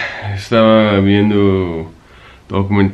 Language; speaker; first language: Spanish; non-native, fluent; English